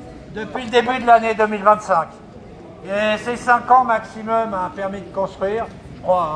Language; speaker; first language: French; native; French